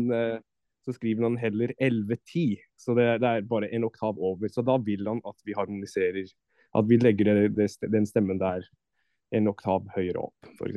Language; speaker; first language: Norwegian; non-native, fluent; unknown